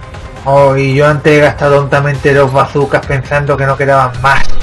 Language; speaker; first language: Spanish; native; Spanish